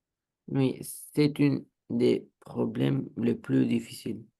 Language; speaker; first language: French; non-native, learner; Romanian